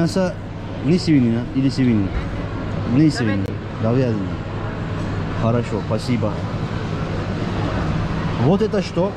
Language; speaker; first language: Russian; non-native, learner; Turkish